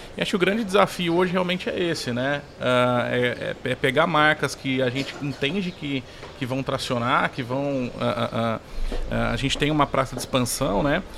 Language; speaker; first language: Portuguese; native; Portuguese